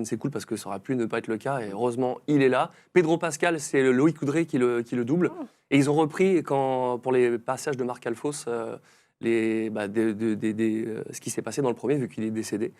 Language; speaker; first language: French; native; French